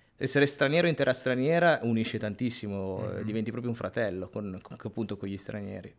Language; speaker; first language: Italian; native; Italian